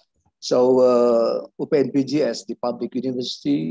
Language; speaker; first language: English; non-native, fluent; Indonesian